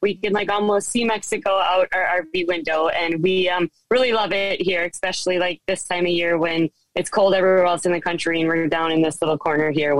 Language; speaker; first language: English; native; English